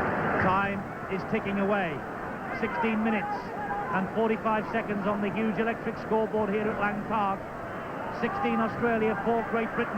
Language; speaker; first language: English; native; English